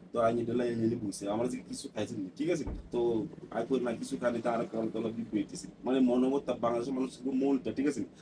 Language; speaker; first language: Bangla; non-native, learner; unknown